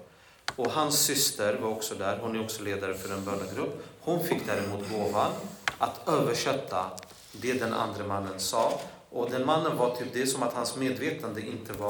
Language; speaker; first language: Swedish; non-native, fluent; Polish